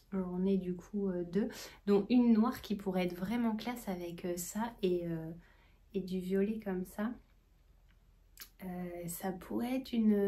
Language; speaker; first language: French; native; French